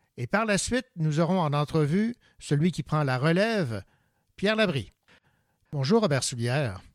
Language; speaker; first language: French; native; French